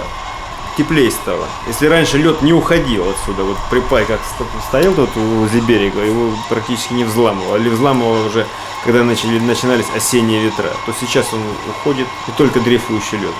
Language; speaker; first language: Russian; native; Russian